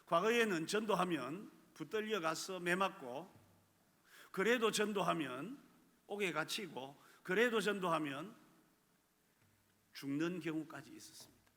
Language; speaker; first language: Korean; native; Korean